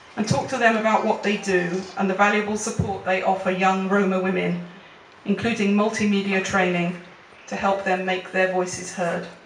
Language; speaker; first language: English; native; English